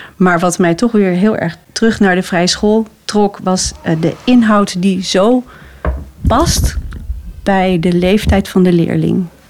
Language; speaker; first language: Dutch; native; Dutch